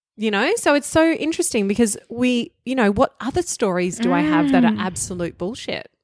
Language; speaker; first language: English; native; English